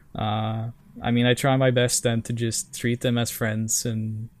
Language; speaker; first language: English; non-native, fluent; Norwegian